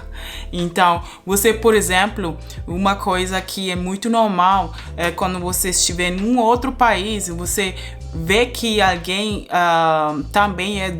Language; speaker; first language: Portuguese; non-native, fluent; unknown